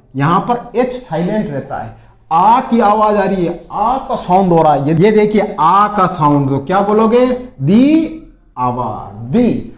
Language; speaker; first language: Hindi; native; Hindi